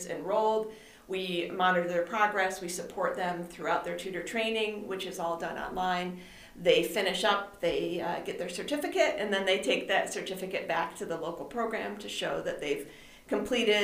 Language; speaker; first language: English; native; English